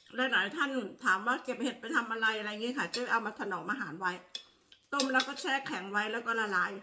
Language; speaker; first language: Thai; native; Thai